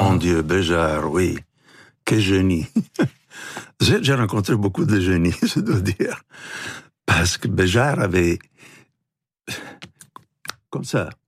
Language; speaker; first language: French; non-native, fluent; Italian